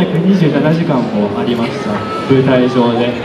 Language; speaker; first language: Japanese; non-native, fluent; French